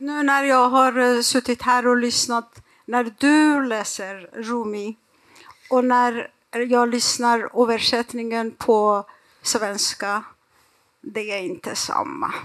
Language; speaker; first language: Swedish; non-native, fluent; Persian